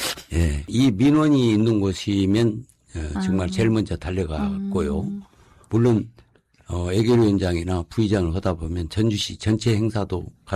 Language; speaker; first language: Korean; native; Korean